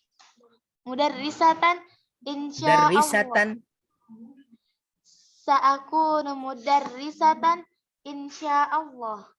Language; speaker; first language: Arabic; non-native, learner; Indonesian